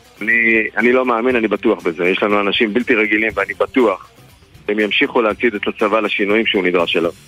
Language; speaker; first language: Hebrew; native; Hebrew